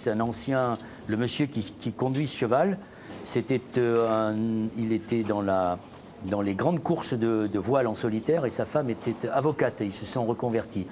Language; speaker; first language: French; native; French